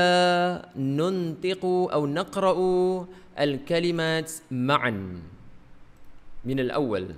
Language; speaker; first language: Arabic; non-native, fluent; Malay